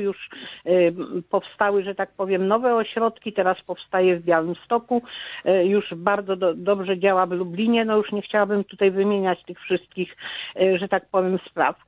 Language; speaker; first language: Polish; native; Polish